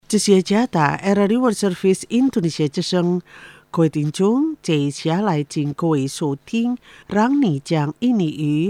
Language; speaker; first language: Chinese; non-native, fluent; Indonesian